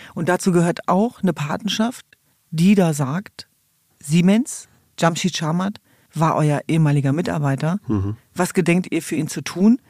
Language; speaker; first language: German; native; German